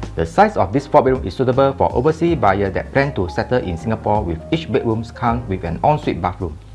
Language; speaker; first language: English; non-native, local second language; Chinese